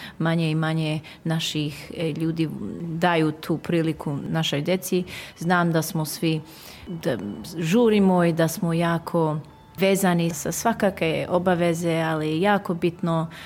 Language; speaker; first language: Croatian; early bilingual, heritage; Serbian